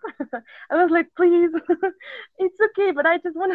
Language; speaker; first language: English; non-native, fluent; Spanish